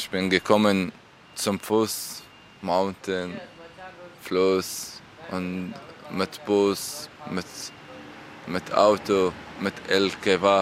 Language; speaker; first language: German; non-native, learner; Arabic